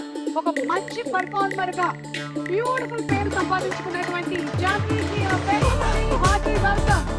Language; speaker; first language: Telugu; native; Telugu